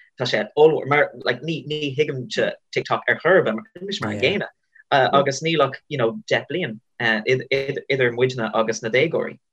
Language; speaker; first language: Irish; native; Irish